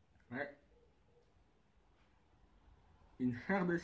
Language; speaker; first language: French; native; French